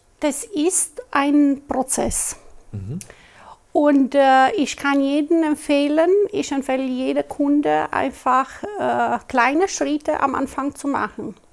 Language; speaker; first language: German; non-native, local second language; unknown